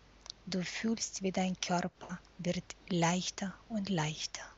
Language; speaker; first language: German; non-native, fluent; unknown